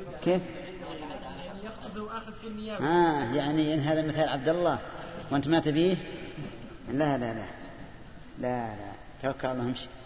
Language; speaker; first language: Arabic; native; Arabic